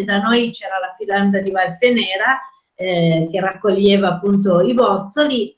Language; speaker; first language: Italian; native; Italian